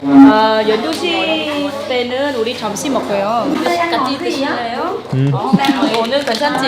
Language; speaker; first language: Korean; non-native, fluent; Vietnamese